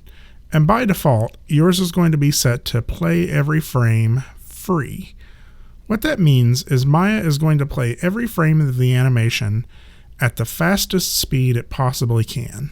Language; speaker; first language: English; native; English